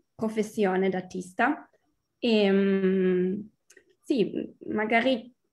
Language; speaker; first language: Italian; non-native, fluent; German